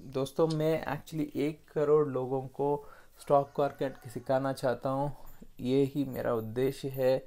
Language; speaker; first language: Hindi; non-native, local second language; Kannada